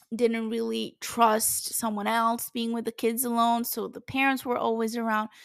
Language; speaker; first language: English; non-native, fluent; Italian